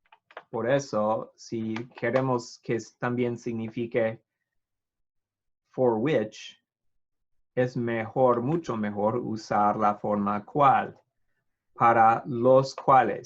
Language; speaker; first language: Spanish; non-native, fluent; English